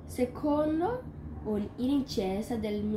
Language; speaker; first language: Italian; non-native, learner; Portuguese